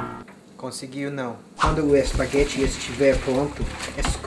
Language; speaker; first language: Portuguese; non-native, learner; English